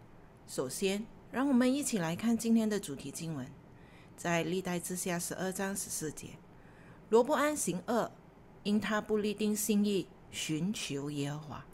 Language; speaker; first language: Chinese; native; Chinese